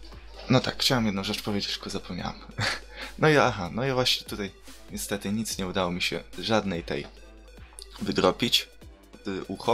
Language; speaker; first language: Polish; native; Polish